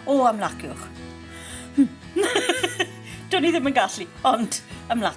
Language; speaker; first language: Welsh; non-native, learner; English